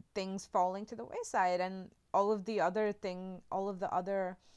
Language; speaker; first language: English; non-native, local second language; Hindi